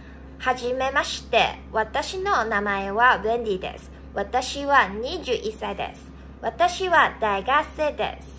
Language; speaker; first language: Japanese; non-native, learner; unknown